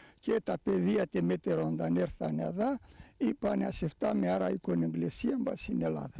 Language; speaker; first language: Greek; early bilingual, heritage; Greek